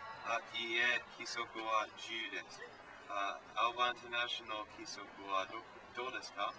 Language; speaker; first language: Japanese; non-native, learner; English